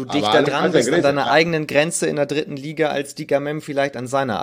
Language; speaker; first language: German; native; German